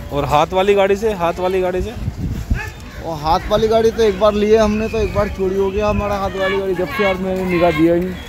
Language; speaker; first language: Hindi; native; Hindi